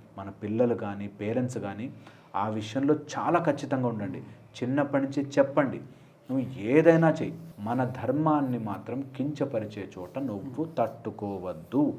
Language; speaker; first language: Telugu; native; Telugu